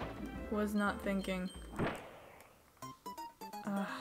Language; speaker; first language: English; native; English